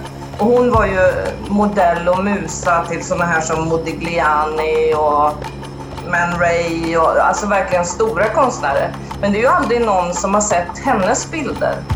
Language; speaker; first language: Swedish; native; Swedish